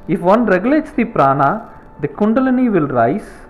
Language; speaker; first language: English; non-native, local second language; Tamil